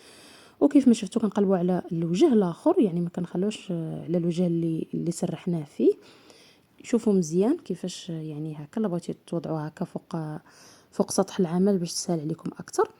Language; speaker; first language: Arabic; native; Arabic